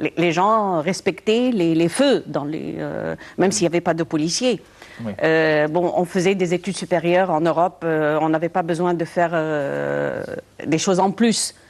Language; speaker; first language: French; non-native, local second language; Arabic